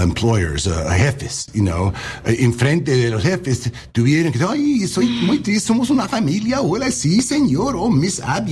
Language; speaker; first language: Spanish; non-native, learner; English